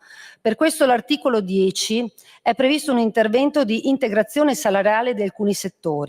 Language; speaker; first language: Italian; native; Italian